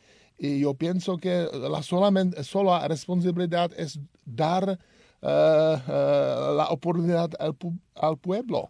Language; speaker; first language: Spanish; non-native, learner; Czech